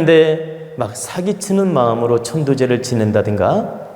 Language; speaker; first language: Korean; native; Korean